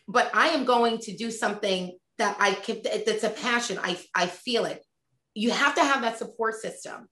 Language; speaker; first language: English; native; English